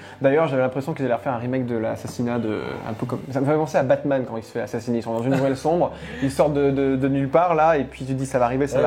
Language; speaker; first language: French; native; French